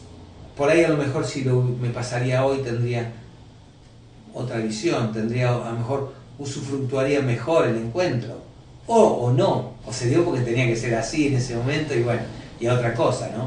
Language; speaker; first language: Spanish; native; Spanish